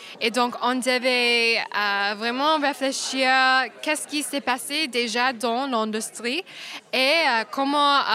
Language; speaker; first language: French; non-native, fluent; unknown